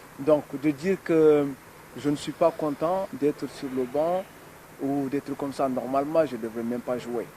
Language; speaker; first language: French; non-native, local second language; Wolof